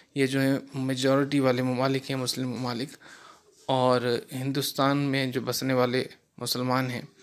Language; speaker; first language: Urdu; non-native, local second language; Sindhi